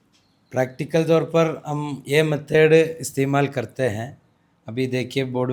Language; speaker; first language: Hindi; non-native, local second language; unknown